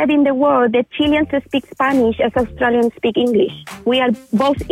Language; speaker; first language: English; non-native, fluent; Spanish